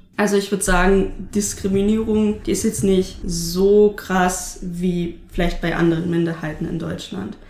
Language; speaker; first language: German; non-native, local second language; Upper Sorbian